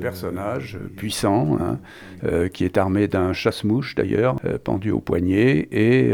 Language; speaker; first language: French; native; French